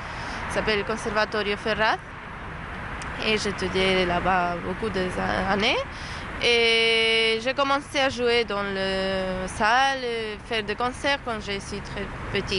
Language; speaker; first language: French; non-native, learner; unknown